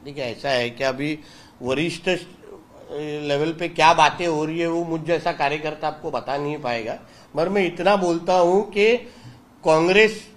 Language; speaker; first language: Hindi; non-native, local second language; Marathi